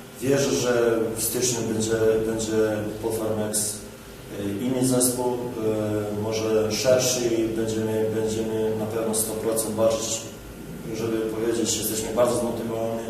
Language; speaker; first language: Polish; non-native, fluent; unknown